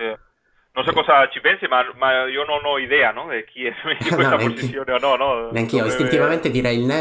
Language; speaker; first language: Italian; non-native, fluent; Spanish